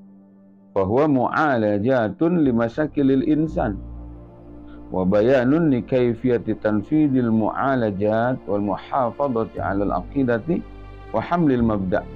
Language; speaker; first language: Arabic; non-native, fluent; Indonesian